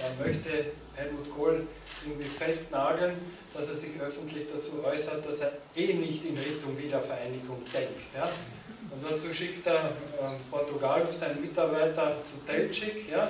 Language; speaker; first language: German; native; German